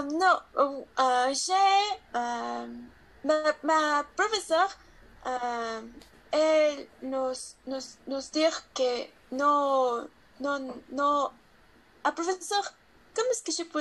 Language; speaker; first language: French; non-native, learner; Spanish